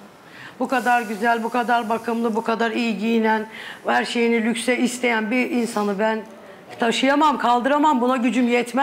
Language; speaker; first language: Turkish; native; Turkish